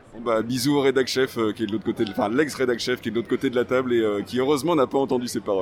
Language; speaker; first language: French; native; French